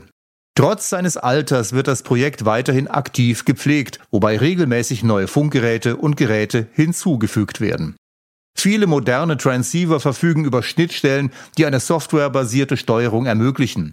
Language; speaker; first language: German; native; German